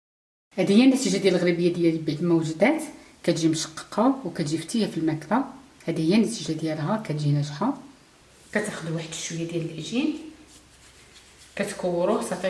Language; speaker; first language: Arabic; native; Arabic